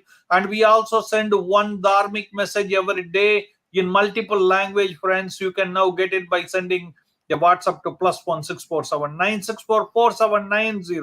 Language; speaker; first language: English; non-native, local second language; Hindi